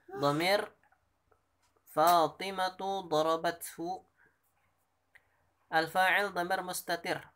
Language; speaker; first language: Indonesian; native; Indonesian